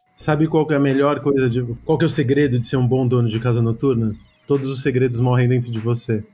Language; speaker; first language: Portuguese; early bilingual, other home language; Spanish